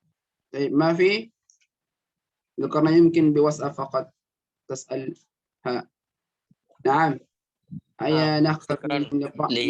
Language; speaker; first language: Arabic; non-native, fluent; Indonesian